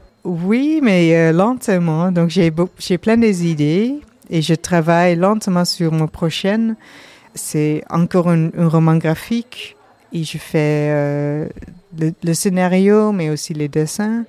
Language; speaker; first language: French; non-native, learner; Dutch